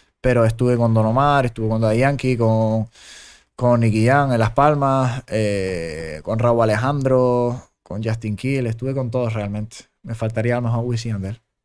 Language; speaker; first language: Spanish; early bilingual, other home language; German